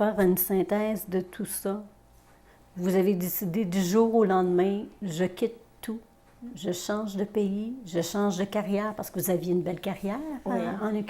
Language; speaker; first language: French; native; French